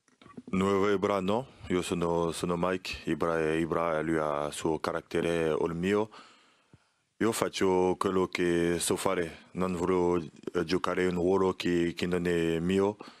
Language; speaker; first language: Italian; non-native, fluent; French